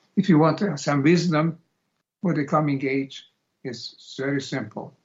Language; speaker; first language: English; non-native, fluent; Hungarian